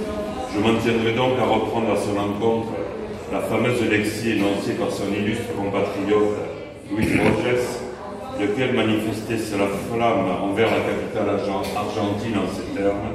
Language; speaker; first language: French; native; French